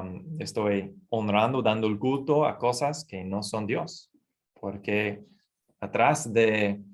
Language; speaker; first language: Spanish; non-native, fluent; English